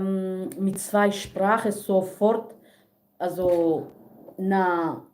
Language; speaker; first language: German; non-native, learner; Kurdish